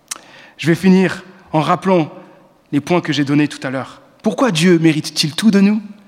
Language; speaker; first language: French; native; French